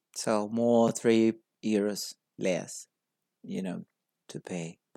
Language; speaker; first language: English; non-native, learner; Portuguese